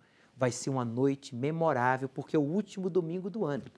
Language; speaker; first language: Portuguese; native; Portuguese